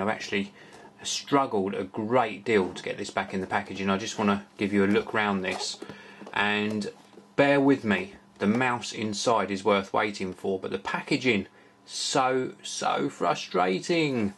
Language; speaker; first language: English; native; English